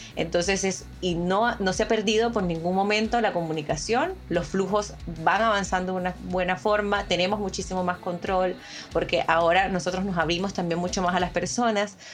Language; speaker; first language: Spanish; native; Spanish